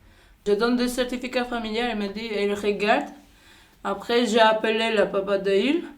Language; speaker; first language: French; non-native, learner; Albanian